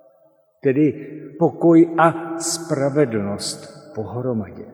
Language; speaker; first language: Czech; native; Czech